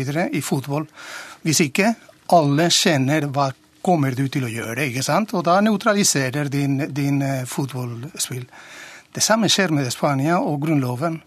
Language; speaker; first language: Norwegian; non-native, fluent; Spanish